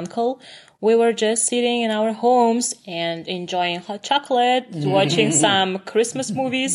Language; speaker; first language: English; non-native, fluent; Turkmen